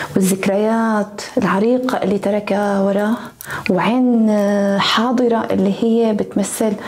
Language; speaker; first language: Arabic; native; Arabic